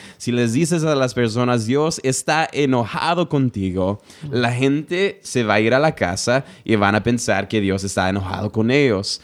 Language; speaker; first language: Spanish; early bilingual, heritage; Spanish